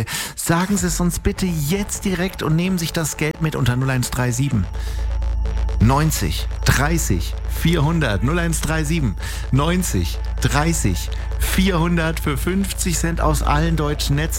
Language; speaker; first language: German; native; German